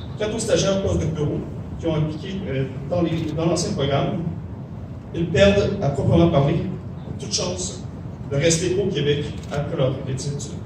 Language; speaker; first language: French; native; French